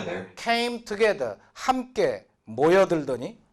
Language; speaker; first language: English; non-native, fluent; Korean